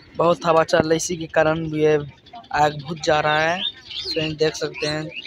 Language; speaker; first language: Hindi; native; Hindi